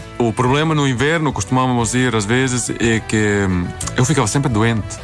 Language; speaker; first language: Portuguese; non-native, fluent; Swedish